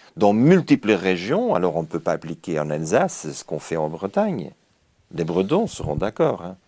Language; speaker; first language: French; native; French